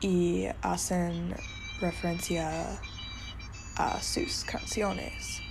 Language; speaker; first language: Spanish; non-native, learner; English